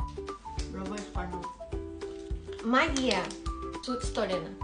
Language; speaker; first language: Lithuanian; non-native, learner; Japanese